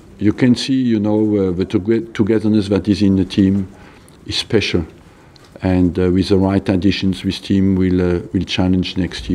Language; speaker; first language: English; non-native, fluent; French